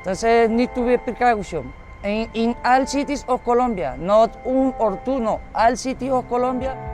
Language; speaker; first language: English; non-native, learner; Spanish